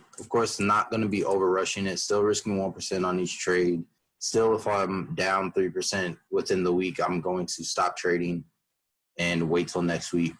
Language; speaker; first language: English; native; English